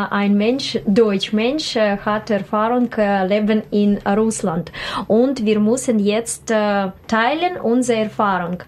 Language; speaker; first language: German; non-native, learner; Russian